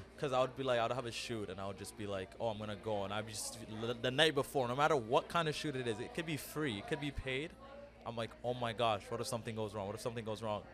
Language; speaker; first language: English; early bilingual, other home language; Amharic